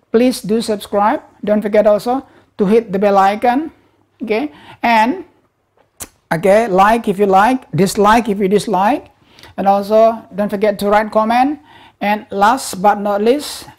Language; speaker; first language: English; non-native, fluent; Indonesian